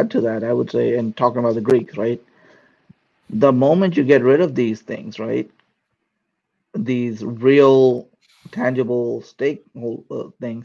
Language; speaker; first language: English; native; English